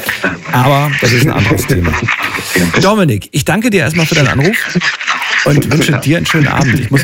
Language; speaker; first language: German; native; German